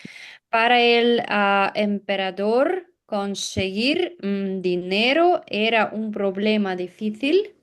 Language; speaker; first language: Spanish; non-native, learner; Russian